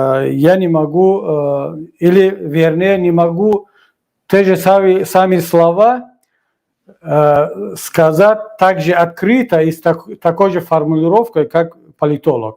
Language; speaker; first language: Russian; non-native, local second language; Tajik